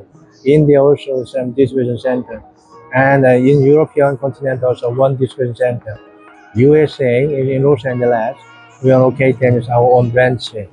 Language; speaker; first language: English; non-native, learner; Korean